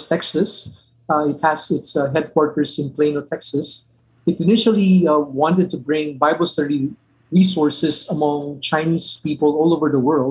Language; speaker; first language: English; non-native, local second language; Min Nan Chinese